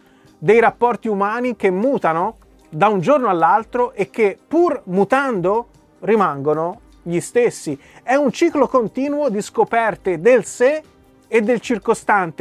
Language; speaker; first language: Italian; native; Italian